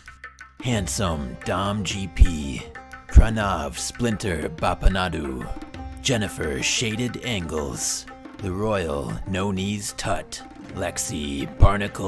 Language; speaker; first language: English; native; English